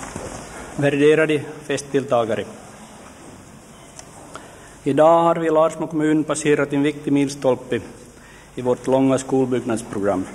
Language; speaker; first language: Swedish; native; Swedish